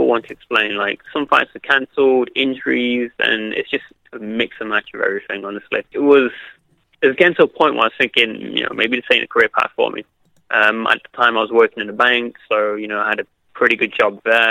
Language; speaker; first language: English; native; English